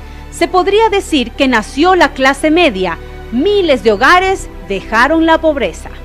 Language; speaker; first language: Spanish; native; Spanish